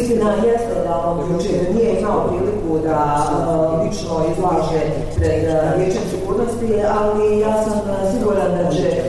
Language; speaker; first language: Serbian; native; Serbian